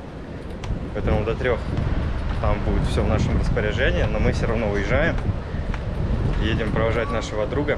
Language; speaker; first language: Russian; native; Russian